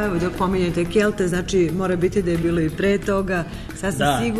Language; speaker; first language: Croatian; native; Croatian